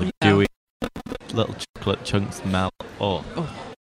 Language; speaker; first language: English; native; English